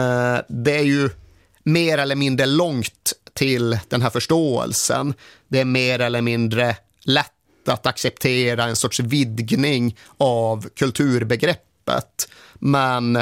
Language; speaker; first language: Swedish; native; Swedish